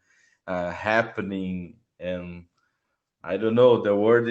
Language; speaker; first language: English; non-native, learner; Portuguese